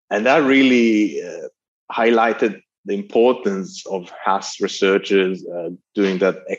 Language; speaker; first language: English; non-native, fluent; Italian